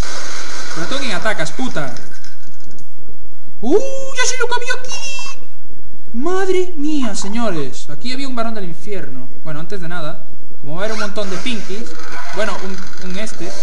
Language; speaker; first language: Spanish; native; Spanish